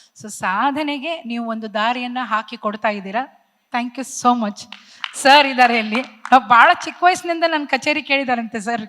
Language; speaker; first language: Kannada; native; Kannada